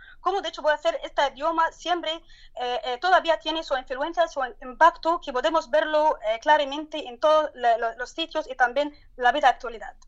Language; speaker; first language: Spanish; non-native, learner; Arabic